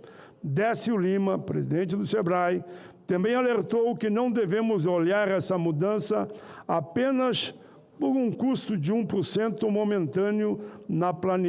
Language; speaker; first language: Portuguese; native; Portuguese